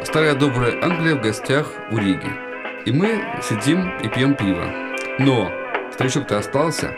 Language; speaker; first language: Russian; native; Russian